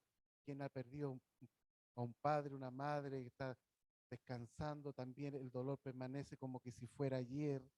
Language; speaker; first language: Spanish; native; Spanish